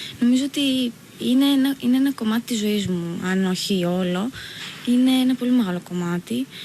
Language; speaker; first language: Greek; native; Greek